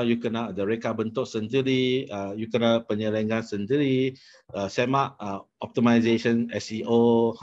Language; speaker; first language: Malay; non-native, local second language; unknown